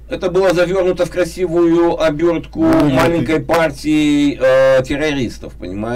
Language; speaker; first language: Russian; native; Russian